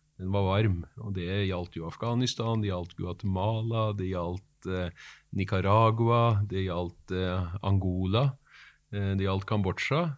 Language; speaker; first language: Norwegian; native; Norwegian